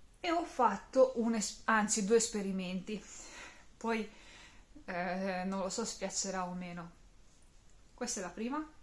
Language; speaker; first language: Italian; non-native, fluent; Romanian